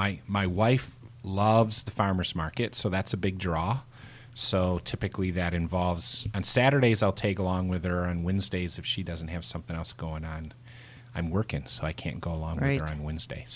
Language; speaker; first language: English; native; English